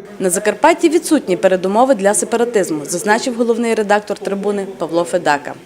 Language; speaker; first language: Ukrainian; native; Ukrainian